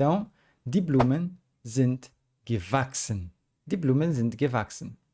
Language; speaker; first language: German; non-native, fluent; Portuguese